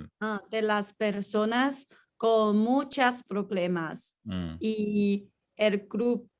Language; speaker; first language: Spanish; non-native, learner; English